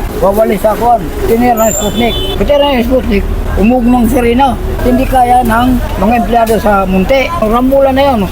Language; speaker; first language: Filipino; non-native, local second language; Waray